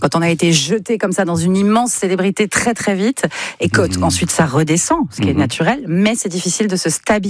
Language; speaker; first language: French; native; French